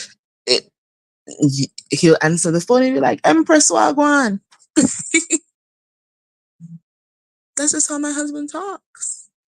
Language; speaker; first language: English; native; English